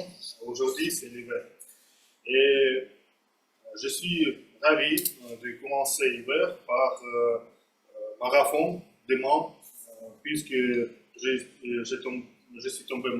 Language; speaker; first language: French; non-native, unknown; Russian